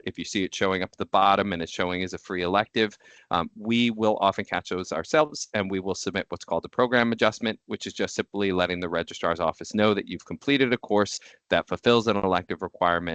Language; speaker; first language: English; native; English